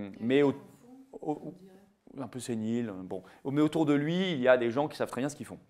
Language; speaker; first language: French; native; French